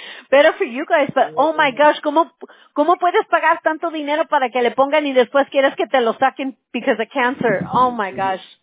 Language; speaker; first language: Spanish; early bilingual, heritage; Spanish